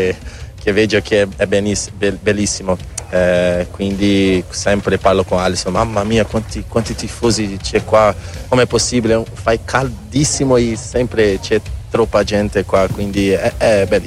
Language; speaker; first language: Italian; non-native, learner; Portuguese